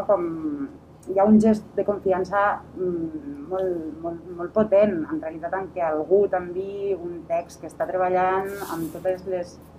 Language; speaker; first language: Catalan; native; Catalan